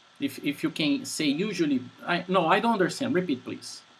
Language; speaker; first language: English; non-native, fluent; Portuguese